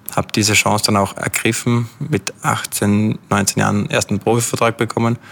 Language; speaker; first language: German; native; German